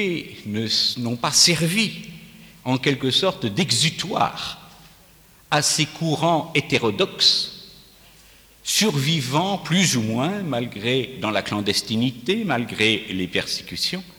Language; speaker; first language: French; native; French